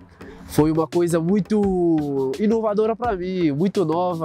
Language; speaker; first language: Portuguese; non-native, fluent; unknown